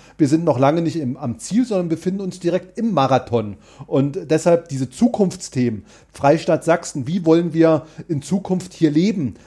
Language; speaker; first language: German; native; German